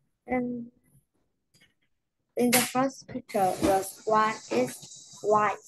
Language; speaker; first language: English; non-native, learner; Vietnamese